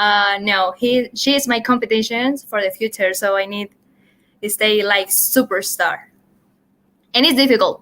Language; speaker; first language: English; non-native, learner; Spanish